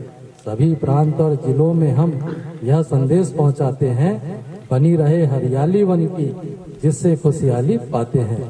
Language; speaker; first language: Hindi; native; Hindi